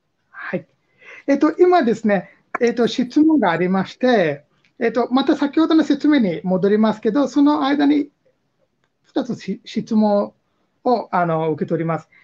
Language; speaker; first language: Japanese; non-native, fluent; Bangla